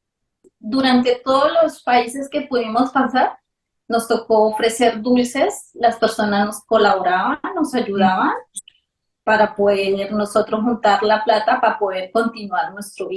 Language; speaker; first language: Spanish; native; Spanish